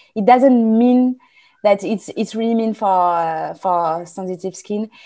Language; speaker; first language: English; non-native, fluent; French